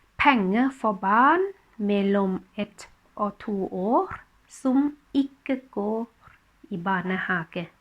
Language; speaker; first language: Norwegian; non-native, fluent; Thai